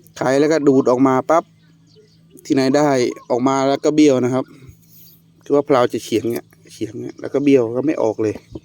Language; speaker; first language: Thai; native; Thai